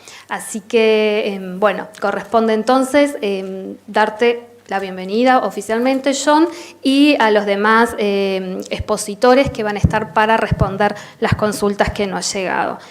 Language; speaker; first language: Spanish; native; Spanish